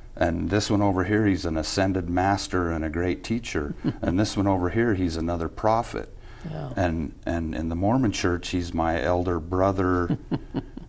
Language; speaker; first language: English; native; English